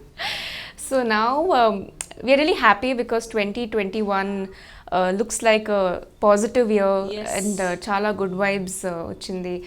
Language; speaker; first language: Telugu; non-native, learner; Hindi